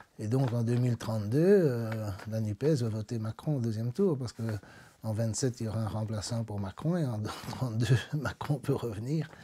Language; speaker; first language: French; native; French